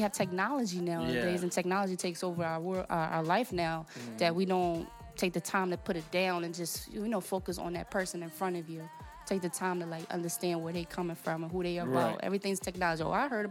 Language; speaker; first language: English; non-native, fluent; Portuguese